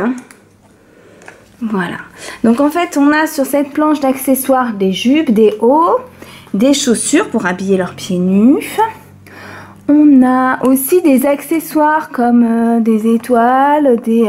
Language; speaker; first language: French; native; French